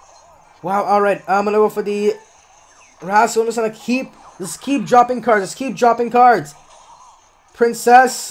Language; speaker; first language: English; native; English